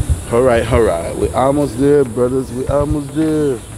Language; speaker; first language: English; early bilingual, other home language; Spanish